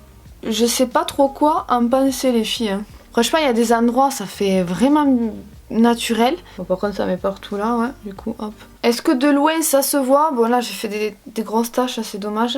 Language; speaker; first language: French; native; French